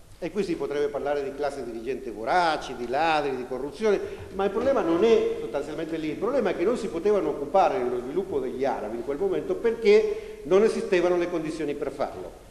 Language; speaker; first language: Italian; non-native, fluent; Spanish